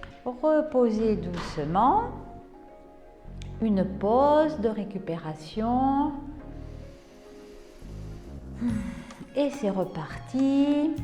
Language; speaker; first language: French; native; French